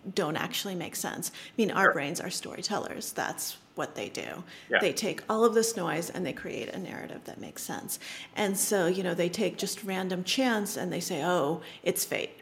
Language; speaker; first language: English; early bilingual, other home language; Russian